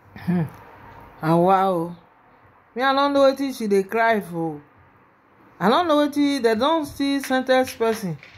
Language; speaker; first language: Nigerian Pidgin; non-native, local second language; Yoruba